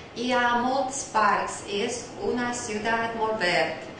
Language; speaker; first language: Catalan; non-native, learner; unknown